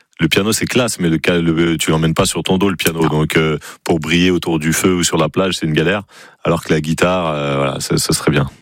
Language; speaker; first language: French; native; French